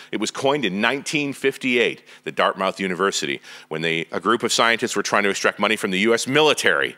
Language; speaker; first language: English; native; English